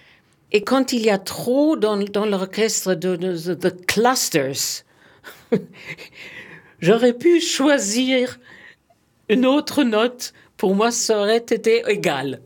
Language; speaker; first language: French; non-native, fluent; German